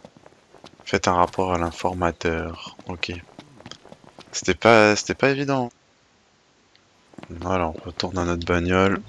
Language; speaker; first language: French; native; French